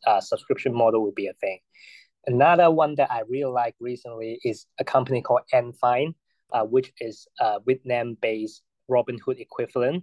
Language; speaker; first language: English; non-native, local second language; Cantonese